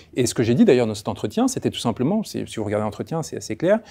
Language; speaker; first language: French; early bilingual, other home language; Spanish